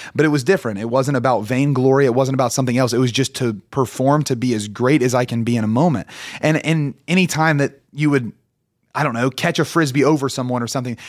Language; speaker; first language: English; native; English